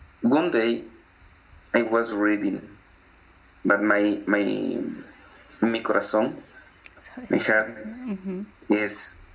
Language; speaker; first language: English; non-native, learner; Spanish